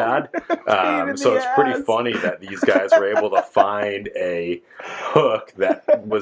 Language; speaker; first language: English; native; English